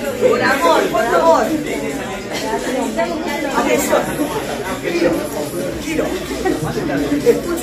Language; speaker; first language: Spanish; native; Spanish